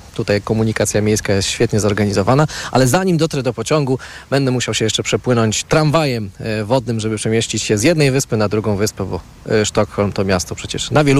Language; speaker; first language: Polish; native; Polish